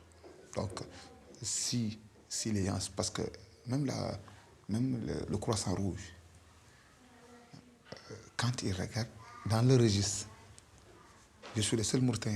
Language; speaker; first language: French; non-native, local second language; Fula